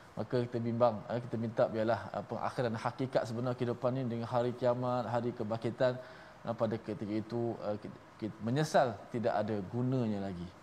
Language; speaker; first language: Malay; native; Malay